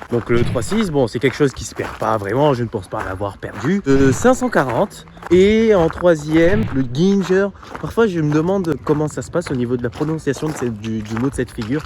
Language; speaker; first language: French; native; French